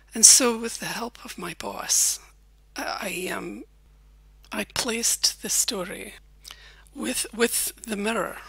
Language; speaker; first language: English; native; English